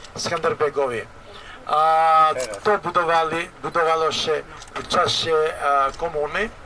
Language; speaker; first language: Polish; non-native, learner; Albanian